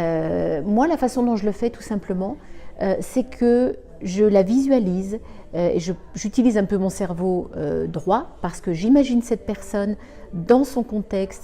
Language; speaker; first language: French; native; French